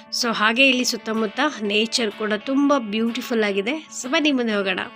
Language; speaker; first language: Kannada; native; Kannada